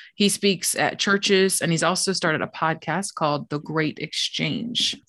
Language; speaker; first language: English; native; English